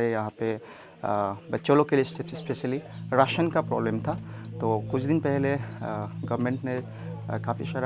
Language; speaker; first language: Hindi; non-native, local second language; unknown